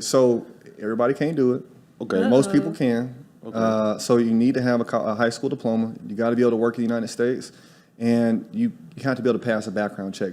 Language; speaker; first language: English; native; English